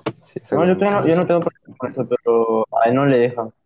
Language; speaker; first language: Spanish; native; Spanish